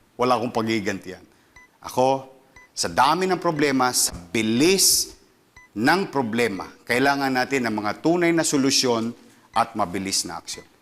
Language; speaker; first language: Filipino; native; Filipino